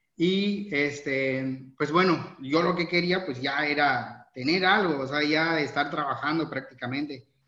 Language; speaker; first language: Spanish; native; Spanish